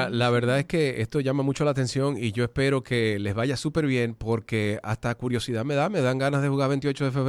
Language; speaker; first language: Spanish; native; Spanish